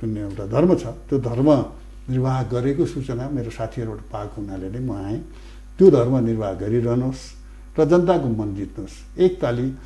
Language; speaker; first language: Nepali; native; Nepali